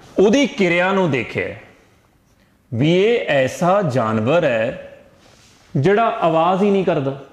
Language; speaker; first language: Punjabi; native; Punjabi